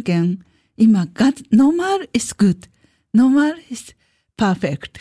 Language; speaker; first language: German; non-native, learner; Japanese